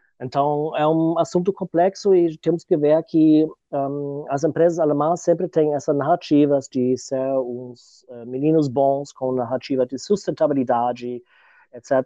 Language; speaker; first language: Portuguese; non-native, fluent; German